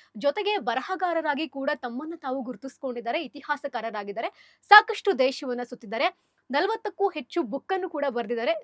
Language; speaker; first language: Kannada; native; Kannada